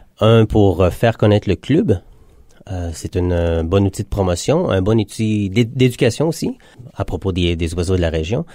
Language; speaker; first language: French; native; French